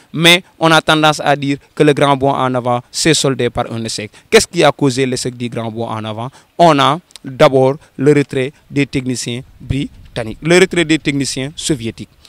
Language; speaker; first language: French; non-native, local second language; Wolof